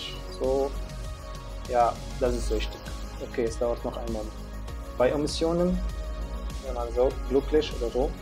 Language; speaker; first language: German; non-native, fluent; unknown